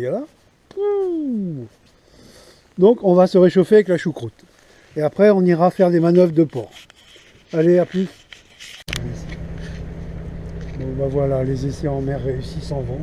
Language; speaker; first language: French; native; French